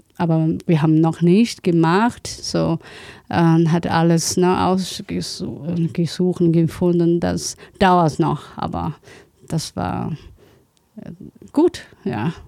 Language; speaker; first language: German; non-native, learner; Chinese